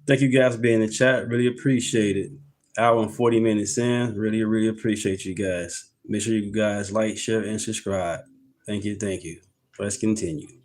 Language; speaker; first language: English; native; English